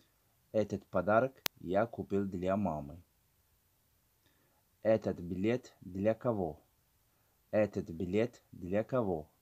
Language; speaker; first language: Russian; non-native, fluent; Tajik